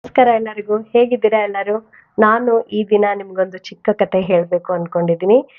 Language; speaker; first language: Kannada; non-native, local second language; Telugu